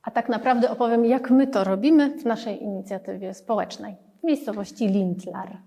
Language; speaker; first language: Polish; early bilingual, other home language; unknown